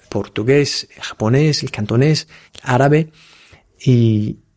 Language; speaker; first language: Spanish; non-native, fluent; English